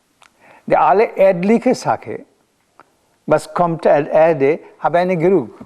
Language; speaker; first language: German; non-native, learner; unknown